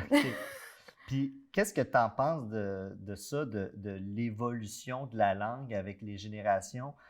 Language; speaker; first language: French; native; French